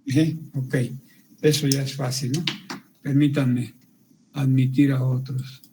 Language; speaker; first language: Spanish; native; Spanish